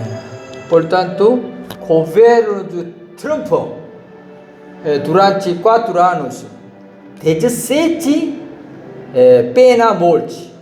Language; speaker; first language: Portuguese; non-native, learner; Korean